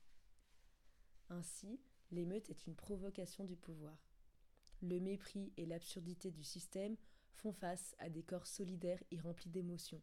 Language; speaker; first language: French; native; French